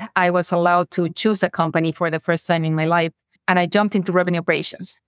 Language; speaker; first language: English; non-native, fluent; Spanish